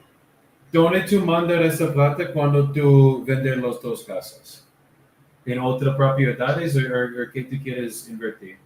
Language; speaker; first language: Spanish; non-native, learner; English